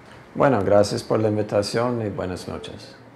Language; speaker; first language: Spanish; non-native, fluent; English